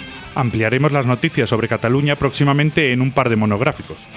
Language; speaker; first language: Spanish; native; Spanish